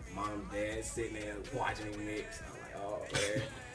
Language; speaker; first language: English; native; English